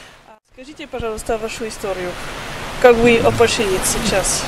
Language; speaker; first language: Russian; non-native, learner; French